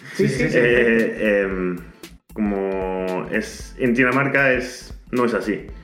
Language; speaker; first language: Spanish; non-native, fluent; Danish